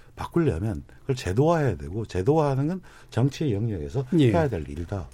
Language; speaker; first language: Korean; native; Korean